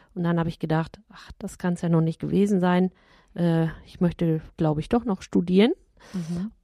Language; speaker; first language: German; native; German